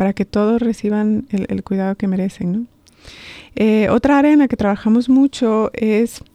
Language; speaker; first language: Spanish; native; Spanish